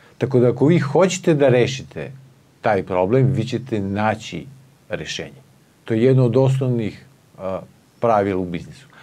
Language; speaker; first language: Serbian; native; Serbian